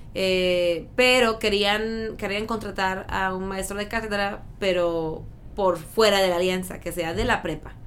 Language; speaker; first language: Spanish; non-native, fluent; French